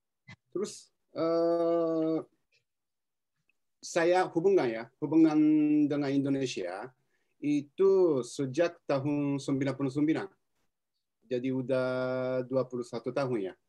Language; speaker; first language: Indonesian; non-native, fluent; Japanese